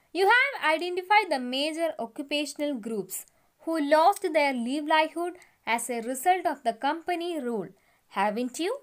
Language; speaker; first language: English; non-native, local second language; Malayalam